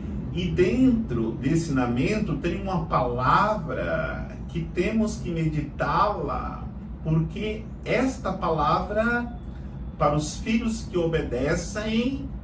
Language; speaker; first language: Portuguese; native; Portuguese